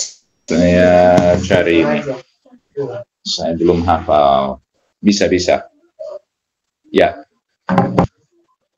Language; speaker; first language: Indonesian; non-native, fluent; English